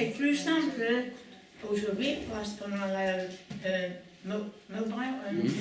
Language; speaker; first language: French; non-native, learner; English